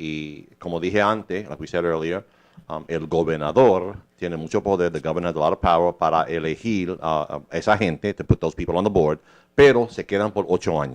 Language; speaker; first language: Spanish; early bilingual, heritage; English